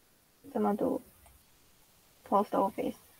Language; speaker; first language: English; non-native, fluent; Chinese